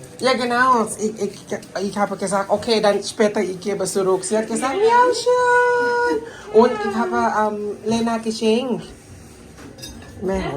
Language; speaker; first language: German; non-native, learner; Thai